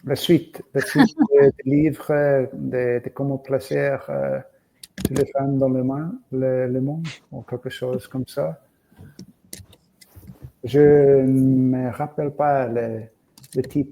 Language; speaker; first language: French; non-native, learner; English